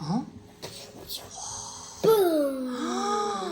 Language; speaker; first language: Korean; native; Korean